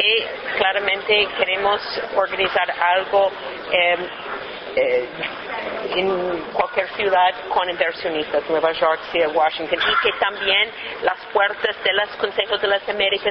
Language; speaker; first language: Spanish; non-native, fluent; English